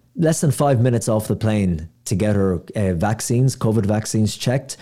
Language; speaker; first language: English; native; English